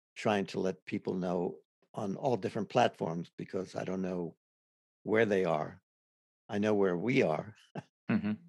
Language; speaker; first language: English; native; English